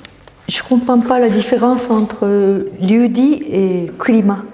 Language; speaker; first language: French; non-native, fluent; Japanese